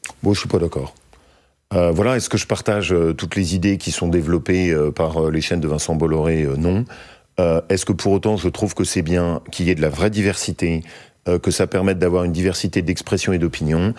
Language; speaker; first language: French; native; French